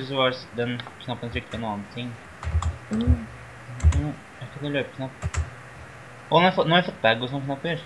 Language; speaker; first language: Norwegian; native; Norwegian